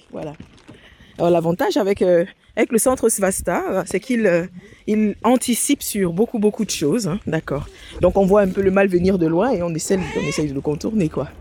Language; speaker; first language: French; native; French